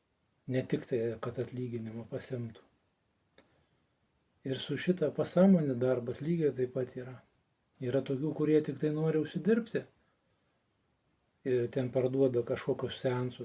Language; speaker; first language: Lithuanian; native; Lithuanian